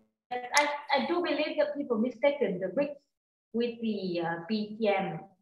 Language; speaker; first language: English; non-native, fluent; Vietnamese